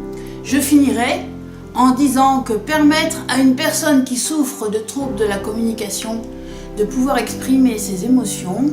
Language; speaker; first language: French; native; French